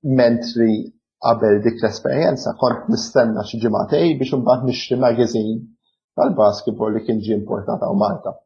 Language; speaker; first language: Maltese; early bilingual, other home language; English